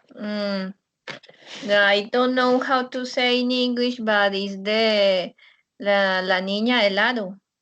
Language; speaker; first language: English; non-native, learner; Spanish